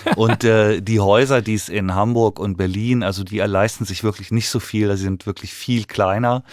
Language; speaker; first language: German; native; German